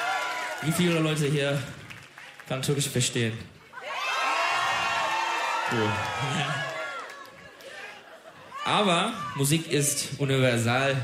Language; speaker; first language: German; non-native, learner; Turkish